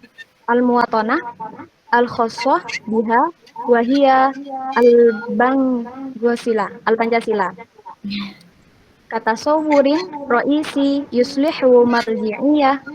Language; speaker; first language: Arabic; non-native, learner; Indonesian